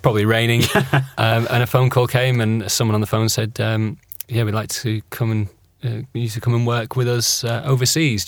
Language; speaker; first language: English; native; English